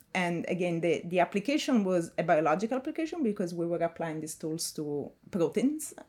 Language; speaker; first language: English; non-native, fluent; Italian